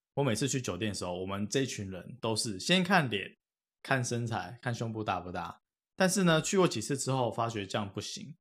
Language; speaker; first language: Chinese; native; Chinese